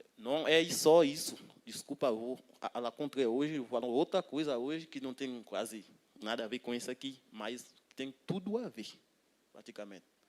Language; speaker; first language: Portuguese; non-native, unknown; Haitian Creole